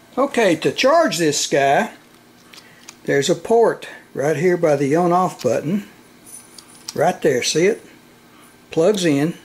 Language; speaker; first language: English; native; English